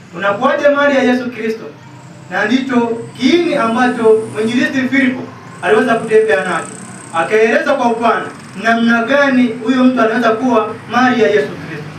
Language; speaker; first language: Swahili; native; Swahili